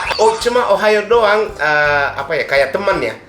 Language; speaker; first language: Indonesian; non-native, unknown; Japanese